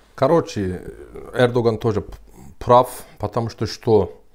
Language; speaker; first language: Russian; non-native, learner; Turkish